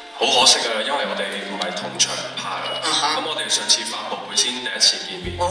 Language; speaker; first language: Cantonese; native; Cantonese